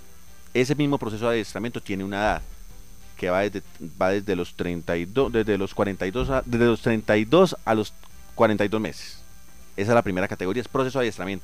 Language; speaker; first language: Spanish; native; Spanish